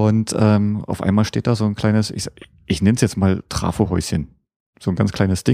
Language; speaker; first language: German; native; German